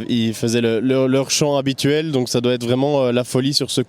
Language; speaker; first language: French; native; French